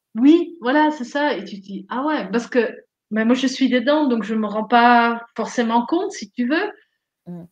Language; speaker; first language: French; non-native, fluent; Dutch